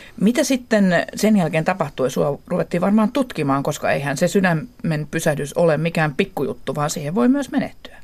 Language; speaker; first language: Finnish; native; Finnish